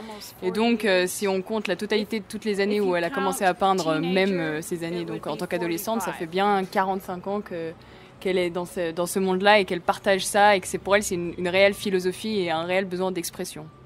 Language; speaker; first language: French; native; French